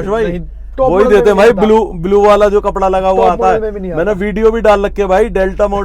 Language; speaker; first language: Hindi; native; Hindi